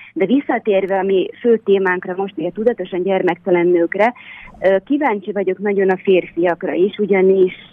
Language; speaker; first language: Hungarian; native; Hungarian